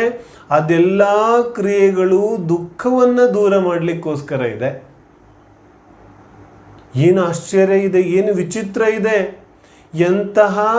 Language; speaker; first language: Kannada; non-native, local second language; Hindi